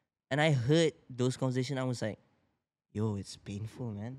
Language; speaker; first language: English; non-native, local second language; Malay